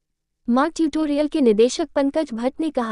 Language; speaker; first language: Hindi; native; Hindi